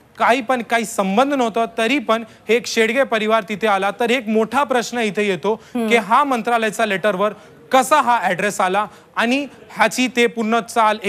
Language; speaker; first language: Marathi; non-native, local second language; Hindi